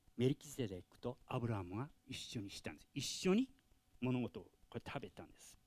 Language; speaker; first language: Japanese; non-native, fluent; English